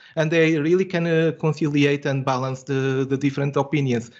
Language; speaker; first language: English; non-native, fluent; Portuguese